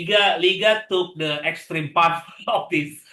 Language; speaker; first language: English; non-native, learner; Indonesian